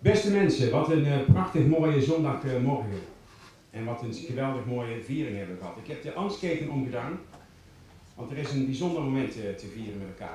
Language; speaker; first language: Dutch; native; Dutch